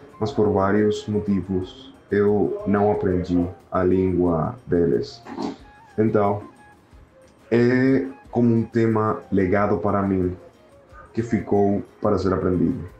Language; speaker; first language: Portuguese; non-native, learner; Spanish